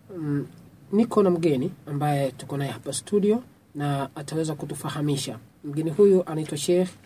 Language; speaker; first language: Swahili; native; Swahili